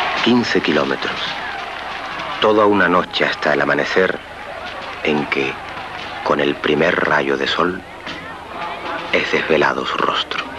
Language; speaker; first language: Spanish; native; Spanish